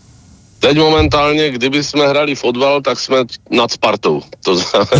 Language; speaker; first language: Czech; native; Czech